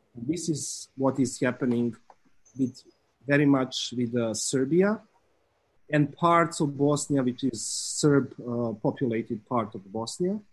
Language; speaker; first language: English; non-native, fluent; Serbian